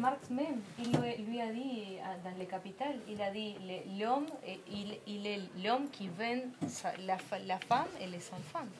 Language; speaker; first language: French; non-native, fluent; Spanish